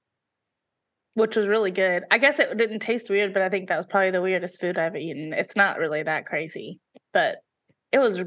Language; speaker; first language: English; native; English